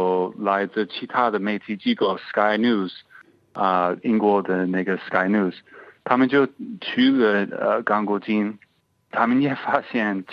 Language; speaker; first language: Chinese; non-native, fluent; English